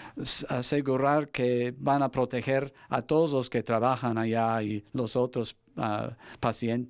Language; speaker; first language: Spanish; non-native, fluent; English